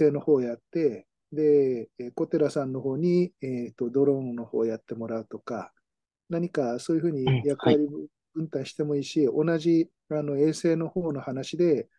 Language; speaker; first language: Japanese; native; Japanese